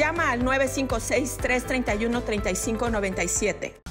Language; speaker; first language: Spanish; native; Spanish